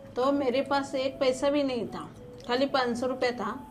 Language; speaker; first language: Hindi; non-native, local second language; Marathi